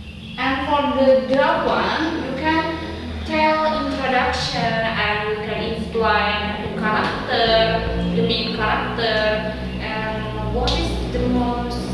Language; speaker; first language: English; non-native, learner; Indonesian